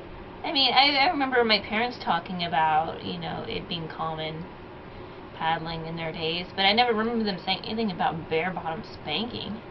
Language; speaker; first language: English; native; English